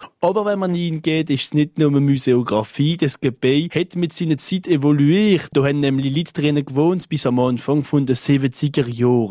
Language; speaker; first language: German; non-native, fluent; French